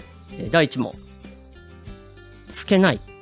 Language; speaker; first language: Japanese; native; Japanese